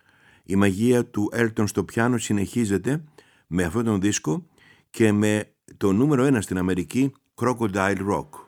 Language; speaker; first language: Greek; native; Greek